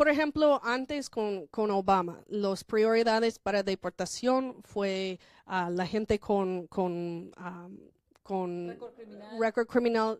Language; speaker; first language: Spanish; non-native, fluent; English